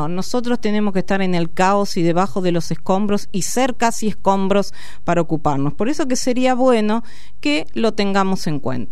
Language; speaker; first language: Spanish; native; Spanish